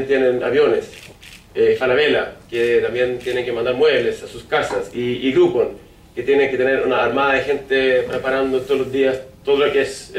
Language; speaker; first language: Spanish; non-native, fluent; Swedish